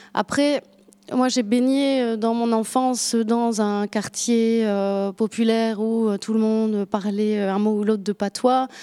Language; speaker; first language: French; native; French